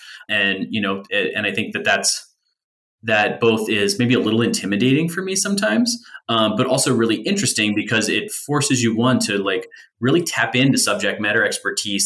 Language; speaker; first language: English; native; English